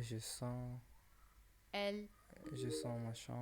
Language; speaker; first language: French; non-native, learner; English